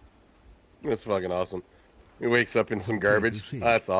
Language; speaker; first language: English; native; English